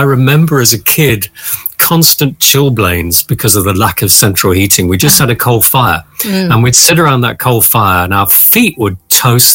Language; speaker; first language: English; native; English